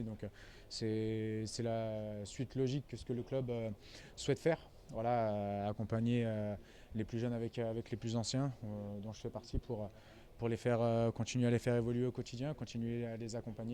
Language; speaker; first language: French; native; French